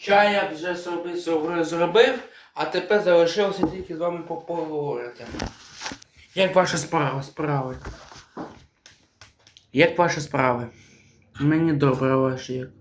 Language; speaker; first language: Ukrainian; non-native, local second language; Russian